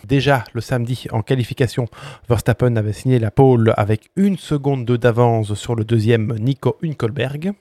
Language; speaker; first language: French; native; French